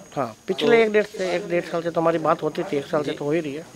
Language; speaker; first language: Hindi; native; Hindi